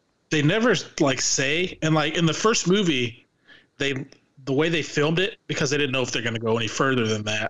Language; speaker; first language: English; native; English